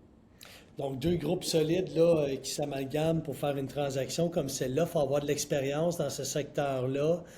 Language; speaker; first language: French; native; French